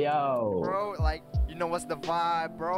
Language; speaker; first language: English; non-native, learner; Indonesian